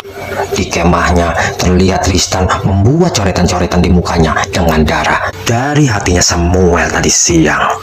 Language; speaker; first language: Indonesian; native; Indonesian